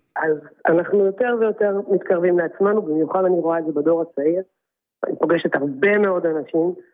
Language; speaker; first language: Hebrew; native; Hebrew